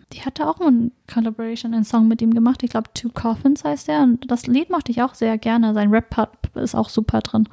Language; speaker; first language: German; early bilingual, other home language; Vietnamese